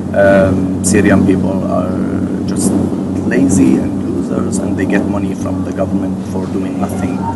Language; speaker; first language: English; non-native, fluent; Arabic